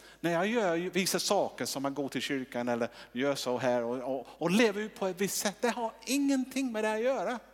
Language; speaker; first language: Swedish; non-native, fluent; English